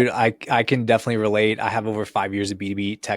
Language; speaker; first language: English; native; English